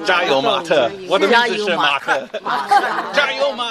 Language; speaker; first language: Chinese; non-native, fluent; English